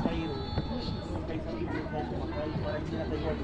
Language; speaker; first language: Filipino; non-native, local second language; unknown